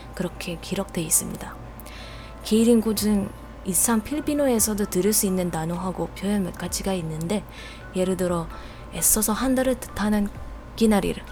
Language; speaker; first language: Korean; non-native, fluent; Filipino